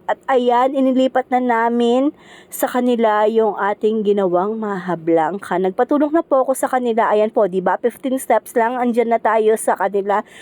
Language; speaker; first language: Filipino; non-native, local second language; Pampanga